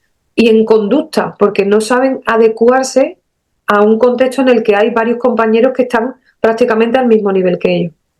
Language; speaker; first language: Spanish; native; Spanish